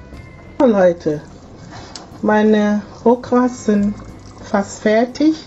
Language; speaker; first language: German; non-native, fluent; Akan